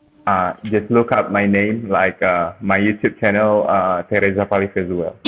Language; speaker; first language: English; non-native, fluent; Indonesian